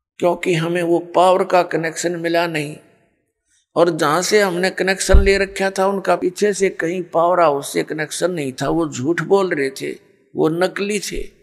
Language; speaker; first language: Hindi; native; Hindi